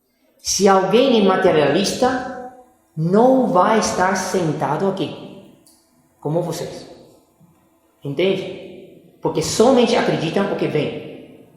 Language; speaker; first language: Portuguese; non-native, fluent; Spanish